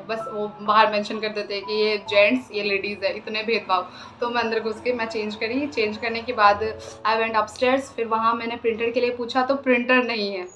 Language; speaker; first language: Hindi; non-native, local second language; Assamese